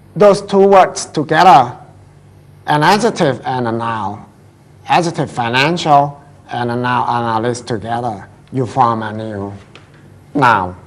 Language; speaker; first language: English; non-native, fluent; Thai